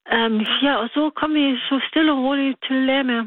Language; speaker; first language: Danish; non-native, learner; German